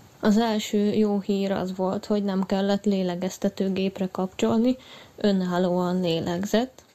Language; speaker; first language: Hungarian; native; Hungarian